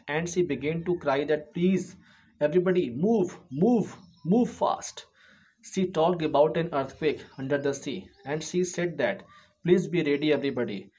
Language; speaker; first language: English; non-native, local second language; Hindi